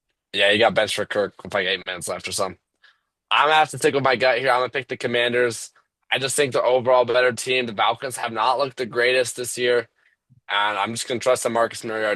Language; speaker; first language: English; native; English